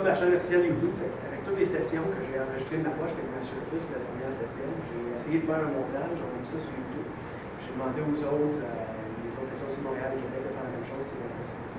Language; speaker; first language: French; native; French